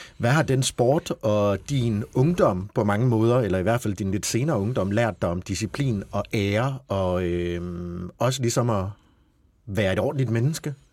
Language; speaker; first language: Danish; native; Danish